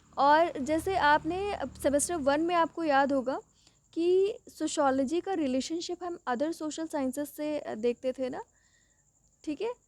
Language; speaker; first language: Hindi; native; Hindi